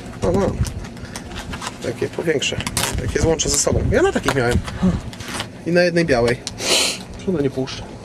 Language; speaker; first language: Polish; native; Polish